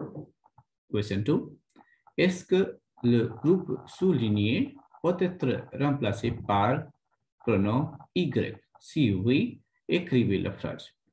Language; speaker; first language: French; non-native, fluent; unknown